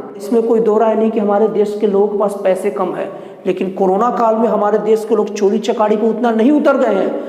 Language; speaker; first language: Hindi; native; Hindi